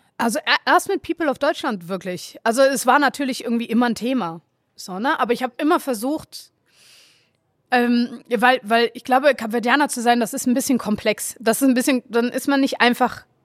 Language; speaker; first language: German; early bilingual, other home language; Kabuverdianu